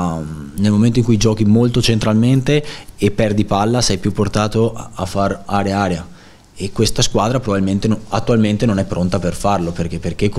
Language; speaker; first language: Italian; native; Italian